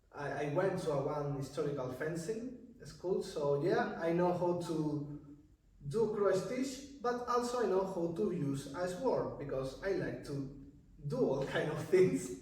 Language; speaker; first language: English; non-native, learner; Spanish